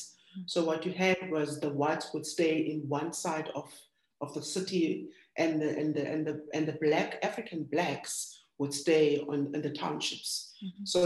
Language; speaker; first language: English; non-native, local second language; Xhosa